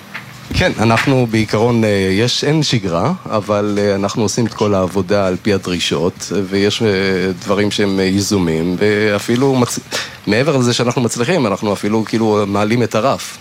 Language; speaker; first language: Hebrew; native; Hebrew